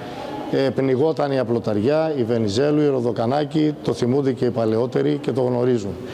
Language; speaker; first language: Greek; native; Greek